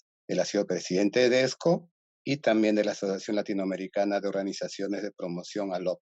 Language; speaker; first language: Spanish; native; Spanish